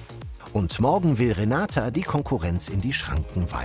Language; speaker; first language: German; native; German